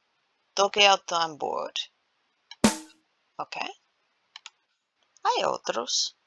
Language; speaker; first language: Spanish; non-native, learner; English